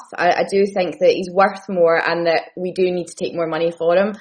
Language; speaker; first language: English; native; English